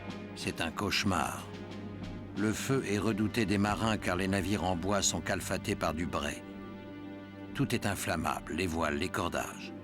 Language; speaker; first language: French; native; French